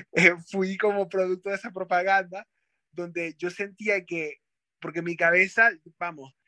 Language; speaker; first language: Spanish; native; Spanish